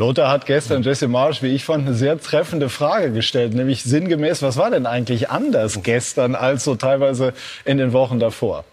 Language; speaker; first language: German; native; German